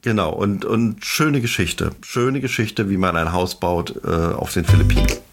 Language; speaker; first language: German; native; German